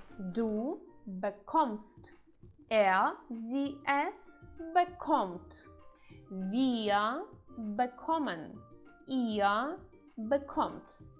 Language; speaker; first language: German; non-native, fluent; Ukrainian